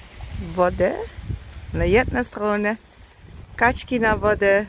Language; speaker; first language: Polish; non-native, learner; Dutch